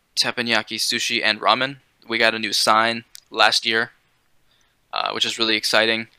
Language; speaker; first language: English; native; English